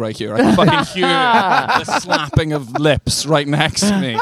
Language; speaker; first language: English; native; English